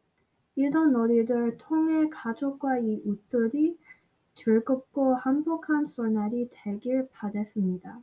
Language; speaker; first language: Korean; early bilingual, heritage; Korean